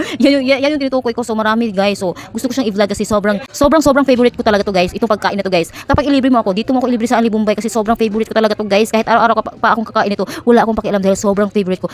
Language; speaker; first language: Filipino; non-native, local second language; Cebuano